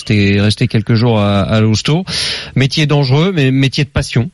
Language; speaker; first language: French; native; French